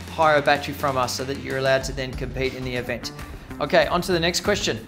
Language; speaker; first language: English; native; English